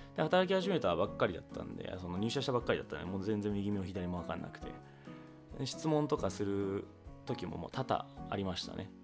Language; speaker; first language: Japanese; early bilingual, heritage; English